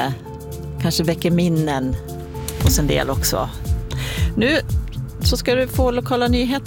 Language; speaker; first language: Swedish; native; Swedish